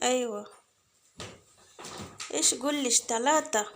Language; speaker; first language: Arabic; non-native, learner; Bangla